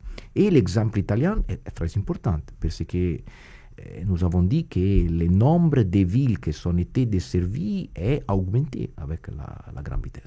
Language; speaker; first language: French; non-native, fluent; Italian